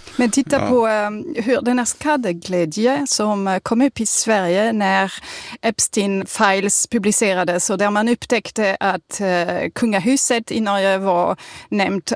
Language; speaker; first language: Swedish; non-native, fluent; French